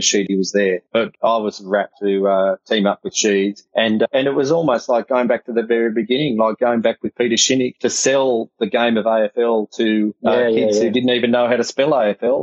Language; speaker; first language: English; native; English